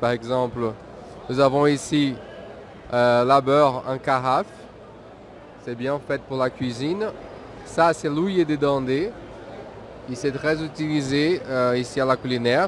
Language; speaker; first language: French; non-native, fluent; Portuguese